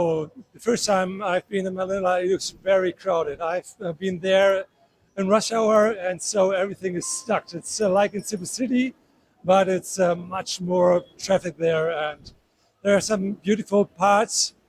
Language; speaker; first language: English; non-native, fluent; German